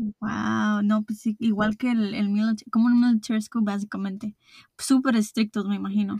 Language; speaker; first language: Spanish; early bilingual, heritage; Spanish